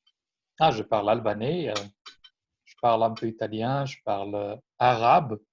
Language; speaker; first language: French; non-native, fluent; Albanian